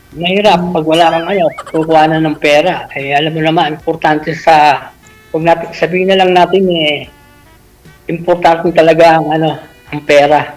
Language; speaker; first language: Filipino; native; Filipino